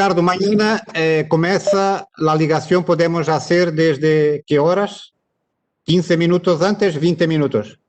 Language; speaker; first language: Spanish; non-native, learner; Portuguese